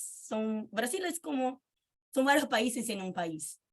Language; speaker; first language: Spanish; non-native, fluent; Portuguese